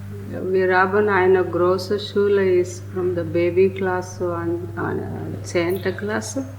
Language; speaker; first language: German; non-native, learner; Telugu